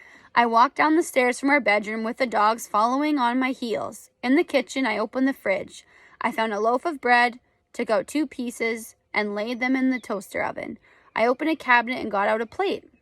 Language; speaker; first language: English; native; English